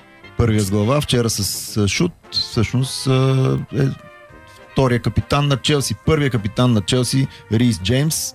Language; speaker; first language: Bulgarian; native; Bulgarian